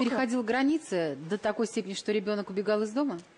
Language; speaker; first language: Russian; native; Russian